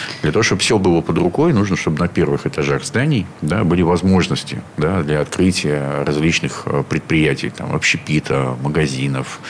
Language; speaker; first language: Russian; native; Russian